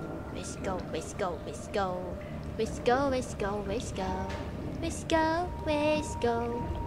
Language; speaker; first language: English; non-native, local second language; Malay